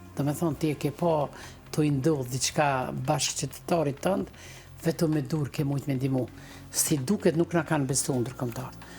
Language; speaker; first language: Albanian; native; Albanian